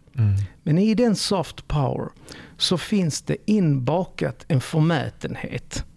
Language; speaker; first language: Swedish; early bilingual, other home language; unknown